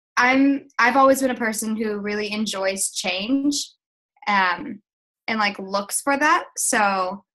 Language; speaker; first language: English; native; English